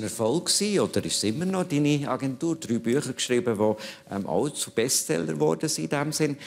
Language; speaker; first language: German; native; German